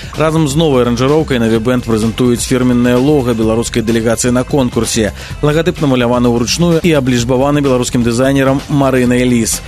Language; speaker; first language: Belarusian; native; Belarusian